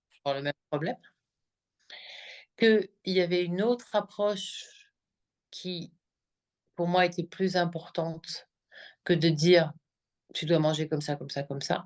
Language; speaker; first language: French; native; French